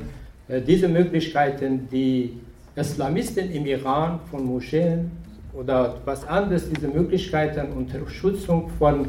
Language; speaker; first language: German; non-native, fluent; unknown